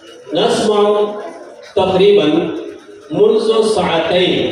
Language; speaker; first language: Arabic; non-native, fluent; Urdu